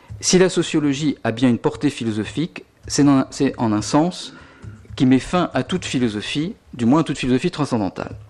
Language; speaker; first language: French; native; French